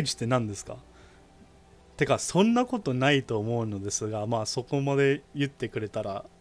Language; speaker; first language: Japanese; non-native, fluent; English